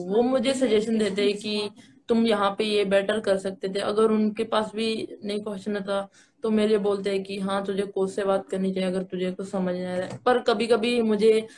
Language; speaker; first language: Hindi; native; Hindi